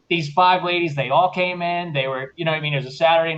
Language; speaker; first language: English; native; English